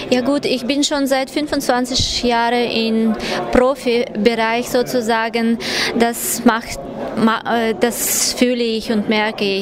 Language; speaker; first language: German; non-native, fluent; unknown